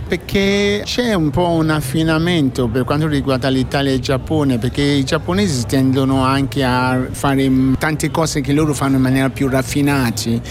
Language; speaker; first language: Italian; non-native, fluent; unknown